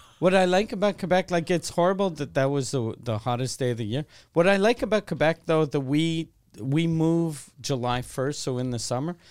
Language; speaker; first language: English; non-native, local second language; French